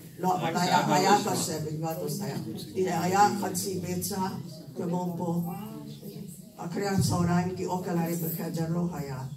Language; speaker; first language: Hebrew; non-native, fluent; Hungarian